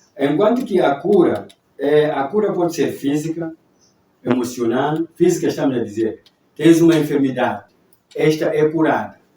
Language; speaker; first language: Portuguese; non-native, local second language; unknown